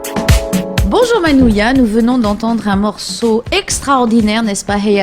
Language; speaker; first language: French; native; French